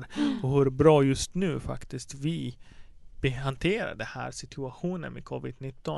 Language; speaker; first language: Swedish; non-native, fluent; Arabic